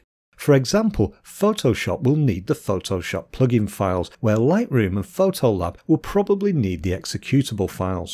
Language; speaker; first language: English; native; English